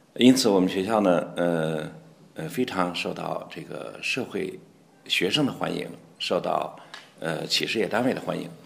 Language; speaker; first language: Chinese; native; Chinese